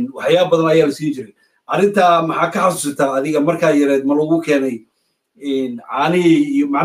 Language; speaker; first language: Somali; native; Somali